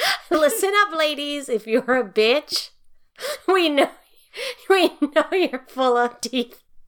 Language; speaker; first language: English; native; English